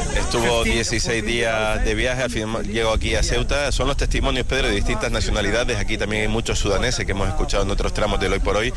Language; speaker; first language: Spanish; native; Spanish